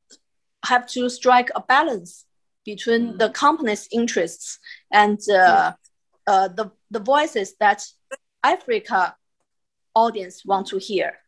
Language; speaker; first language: English; non-native, fluent; Chinese